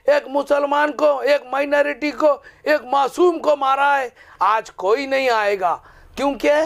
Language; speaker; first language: Urdu; native; Urdu